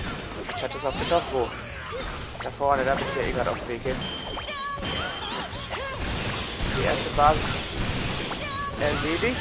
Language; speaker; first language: German; native; German